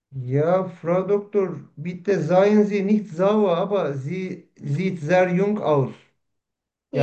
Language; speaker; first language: German; non-native, learner; Turkish